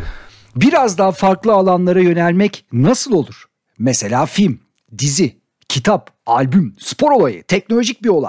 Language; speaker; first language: Turkish; native; Turkish